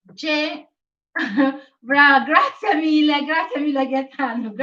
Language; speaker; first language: Italian; non-native, learner; Igbo